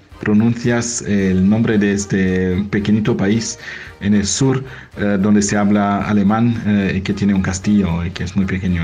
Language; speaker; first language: Spanish; non-native, fluent; German